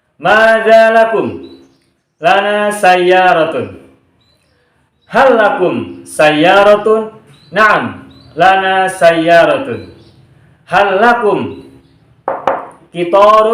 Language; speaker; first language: Arabic; non-native, fluent; Indonesian